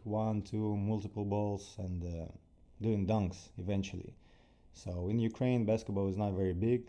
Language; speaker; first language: English; non-native, fluent; Ukrainian